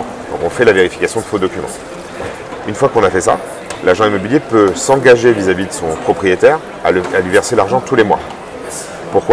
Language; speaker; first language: French; native; French